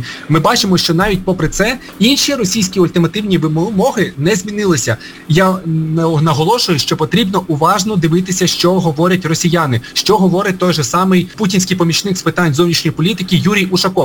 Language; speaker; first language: Ukrainian; native; Ukrainian